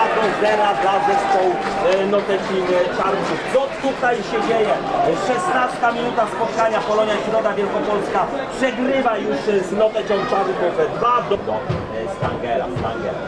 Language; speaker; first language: Polish; native; Polish